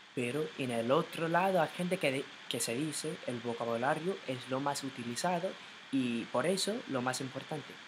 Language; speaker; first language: Spanish; non-native, learner; English